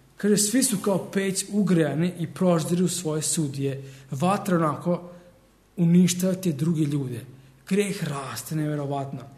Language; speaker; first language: Serbian; early bilingual, heritage; Serbian